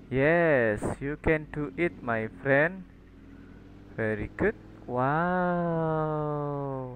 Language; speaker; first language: English; non-native, learner; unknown